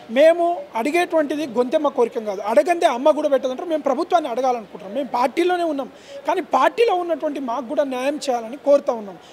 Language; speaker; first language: Telugu; non-native, local second language; Lambadi